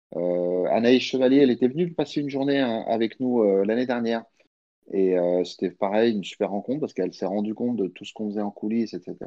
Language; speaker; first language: French; early bilingual, other home language; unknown